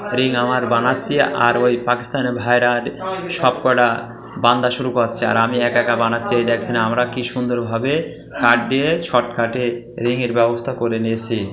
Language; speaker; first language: Bangla; native; Bangla